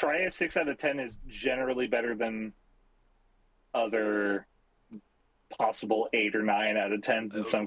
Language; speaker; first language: English; native; English